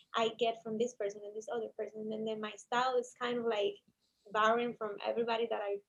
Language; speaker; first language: English; non-native, fluent; Spanish